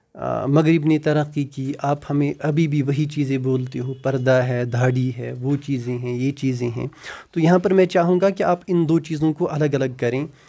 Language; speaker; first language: Urdu; non-native, local second language; Kashmiri